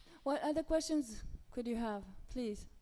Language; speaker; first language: English; non-native, fluent; Romanian